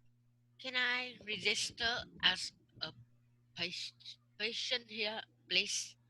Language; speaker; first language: English; non-native, learner; Vietnamese